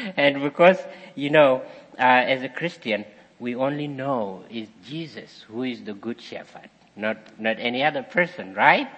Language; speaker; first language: English; non-native, fluent; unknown